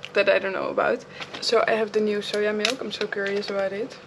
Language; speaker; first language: English; non-native, fluent; Dutch